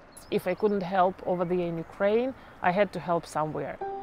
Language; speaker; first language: English; non-native, fluent; Ukrainian